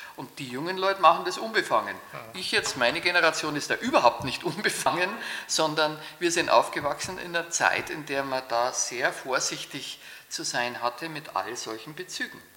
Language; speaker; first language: German; native; German